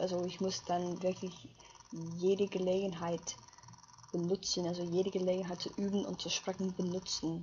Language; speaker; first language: German; non-native, fluent; English